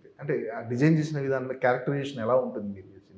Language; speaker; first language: Telugu; native; Telugu